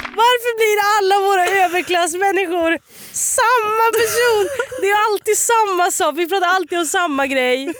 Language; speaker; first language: Swedish; native; Swedish